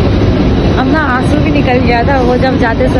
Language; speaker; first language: Hindi; non-native, local second language; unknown